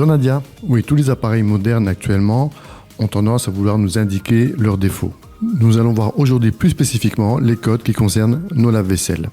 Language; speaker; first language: French; native; French